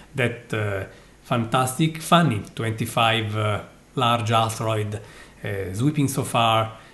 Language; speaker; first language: English; non-native, fluent; Italian